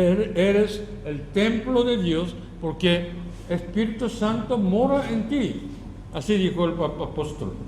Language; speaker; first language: Spanish; non-native, learner; Korean